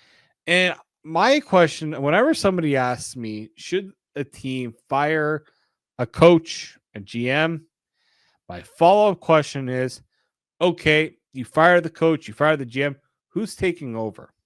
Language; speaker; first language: English; native; English